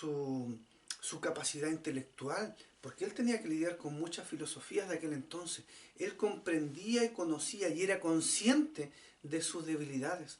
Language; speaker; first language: Spanish; native; Spanish